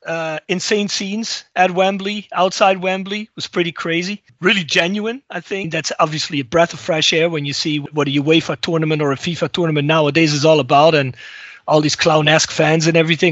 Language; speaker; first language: English; non-native, fluent; Dutch